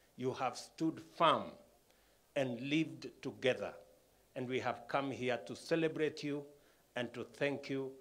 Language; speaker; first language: English; non-native, local second language; Kalenjin